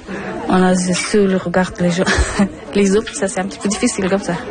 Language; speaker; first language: French; non-native, learner; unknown